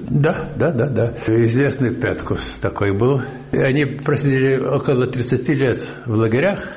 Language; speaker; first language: Russian; non-native, local second language; Lithuanian